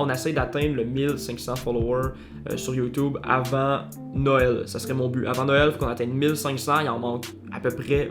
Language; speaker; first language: French; native; French